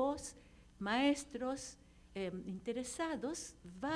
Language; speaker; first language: Spanish; non-native, fluent; Japanese